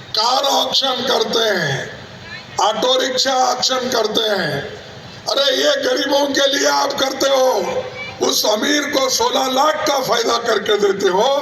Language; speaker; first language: Hindi; non-native, local second language; Kannada